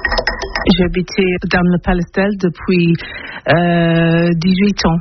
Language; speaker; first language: French; non-native, learner; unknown